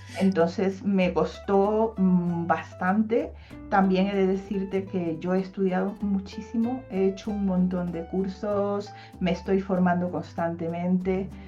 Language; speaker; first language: Spanish; native; Spanish